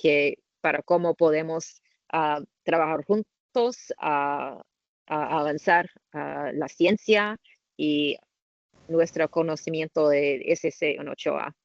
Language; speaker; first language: Spanish; non-native, learner; English